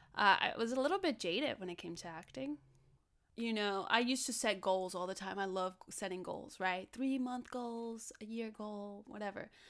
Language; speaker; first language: English; early bilingual, other home language; Spanish